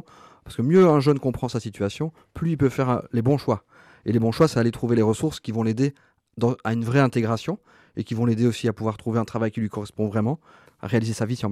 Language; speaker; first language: French; native; French